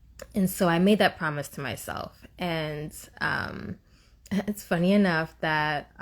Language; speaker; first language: English; native; English